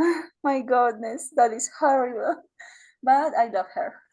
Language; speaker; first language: English; non-native, learner; Spanish